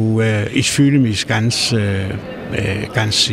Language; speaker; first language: German; non-native, fluent; Danish